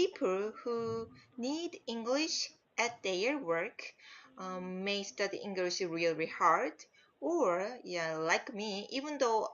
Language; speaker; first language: English; non-native, learner; Korean